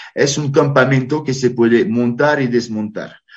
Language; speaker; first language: Spanish; non-native, fluent; French